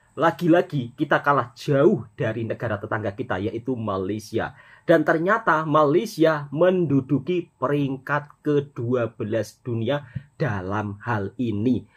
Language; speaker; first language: Indonesian; native; Indonesian